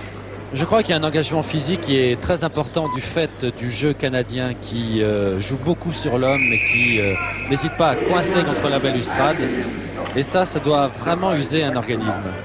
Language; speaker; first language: French; native; French